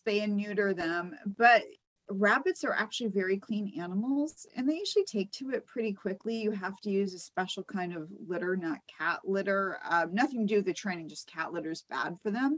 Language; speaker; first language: English; native; English